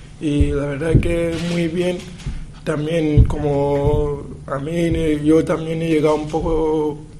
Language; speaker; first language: Spanish; non-native, learner; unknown